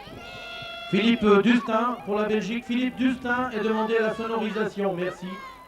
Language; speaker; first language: French; native; French